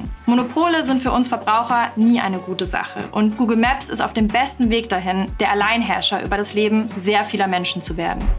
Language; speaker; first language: German; native; German